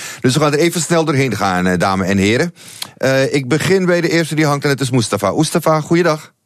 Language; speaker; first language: Dutch; native; Dutch